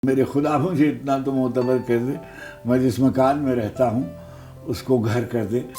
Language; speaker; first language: Urdu; native; Urdu